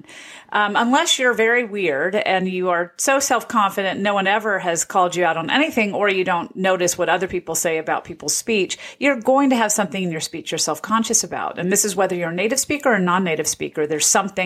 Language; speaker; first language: English; native; English